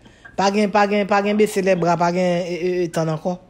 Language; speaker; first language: French; non-native, local second language; Haitian Creole